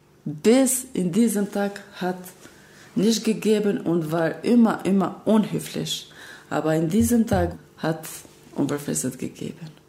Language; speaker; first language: German; non-native, learner; Albanian